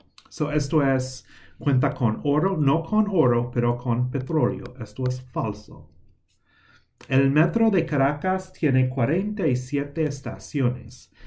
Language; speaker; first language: Spanish; non-native, fluent; English